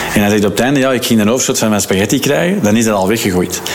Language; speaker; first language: Dutch; native; Dutch